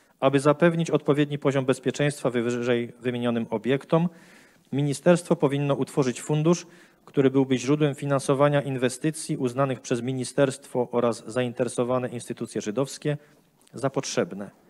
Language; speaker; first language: Polish; native; Polish